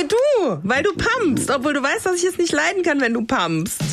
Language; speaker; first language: German; native; German